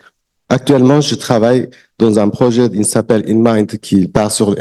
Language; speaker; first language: French; non-native, learner; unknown